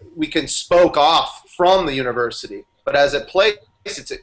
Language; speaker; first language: English; native; English